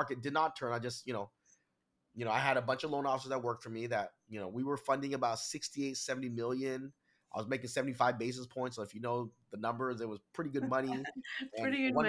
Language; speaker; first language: English; early bilingual, other home language; Vietnamese